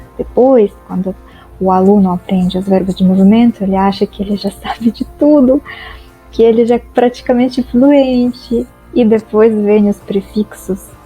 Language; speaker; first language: Portuguese; non-native, fluent; Russian